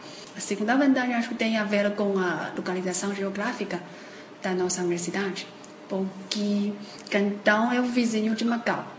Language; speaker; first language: Portuguese; non-native, fluent; Chinese